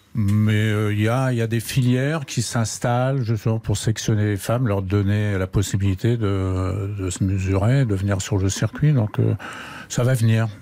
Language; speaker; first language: French; native; French